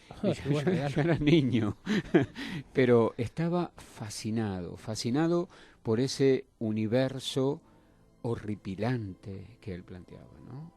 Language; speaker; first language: Spanish; native; Spanish